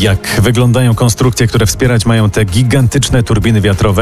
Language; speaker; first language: Polish; native; Polish